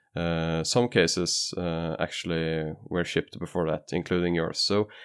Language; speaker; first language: English; non-native, fluent; Norwegian